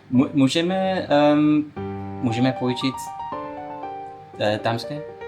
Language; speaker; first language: Czech; non-native, learner; English